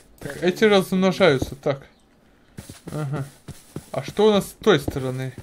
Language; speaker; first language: Russian; native; Russian